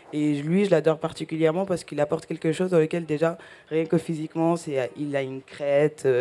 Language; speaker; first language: French; early bilingual, other home language; Spanish